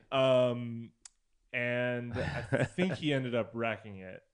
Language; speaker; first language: English; native; English